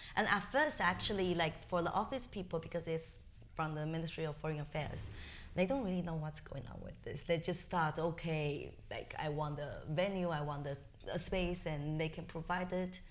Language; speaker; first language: English; non-native, fluent; Chinese